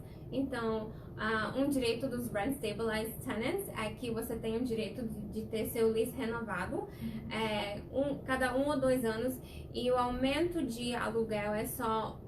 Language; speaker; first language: Portuguese; non-native, fluent; Spanish